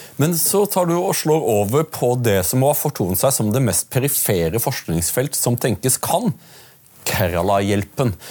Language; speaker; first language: Norwegian; native; Norwegian